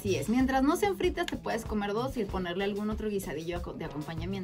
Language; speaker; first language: Spanish; native; Spanish